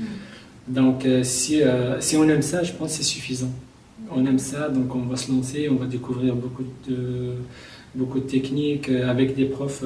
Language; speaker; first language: French; non-native, local second language; Kabyle